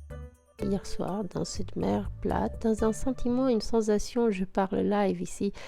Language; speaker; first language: French; native; French